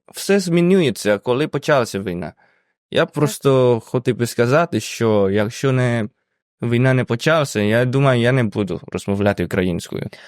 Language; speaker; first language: Ukrainian; non-native, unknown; Indonesian